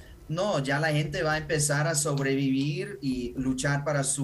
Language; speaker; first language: Spanish; non-native, fluent; Ukrainian